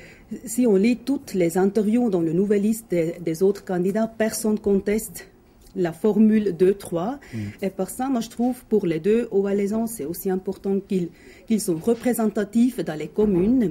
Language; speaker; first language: French; non-native, local second language; German